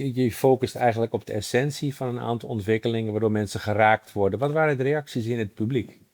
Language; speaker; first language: Dutch; native; Dutch